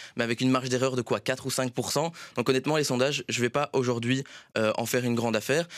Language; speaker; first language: French; native; French